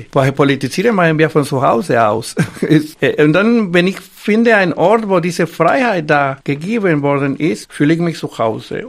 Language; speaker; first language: German; non-native, fluent; Spanish